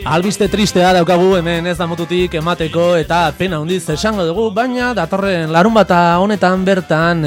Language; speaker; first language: Basque; native; Basque